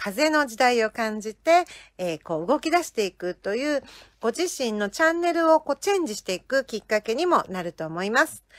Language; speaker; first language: Japanese; native; Japanese